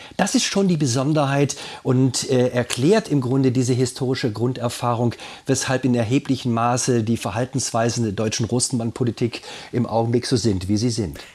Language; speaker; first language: German; native; German